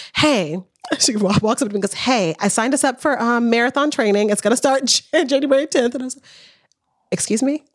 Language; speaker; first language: English; native; English